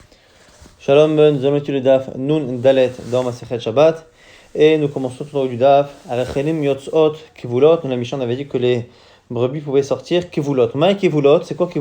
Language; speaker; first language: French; native; French